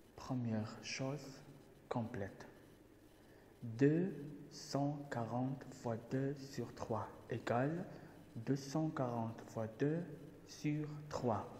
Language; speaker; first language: French; non-native, local second language; Arabic